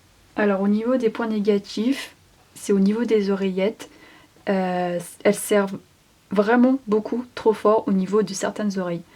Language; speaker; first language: French; native; French